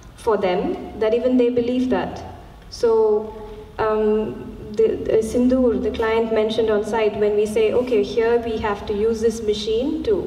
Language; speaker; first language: English; non-native, local second language; Malayalam